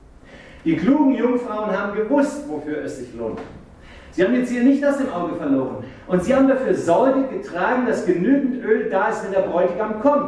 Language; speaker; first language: German; native; German